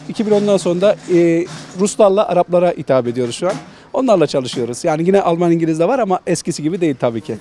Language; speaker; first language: Turkish; native; Turkish